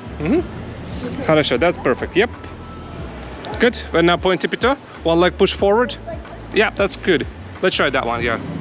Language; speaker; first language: English; non-native, fluent; Ukrainian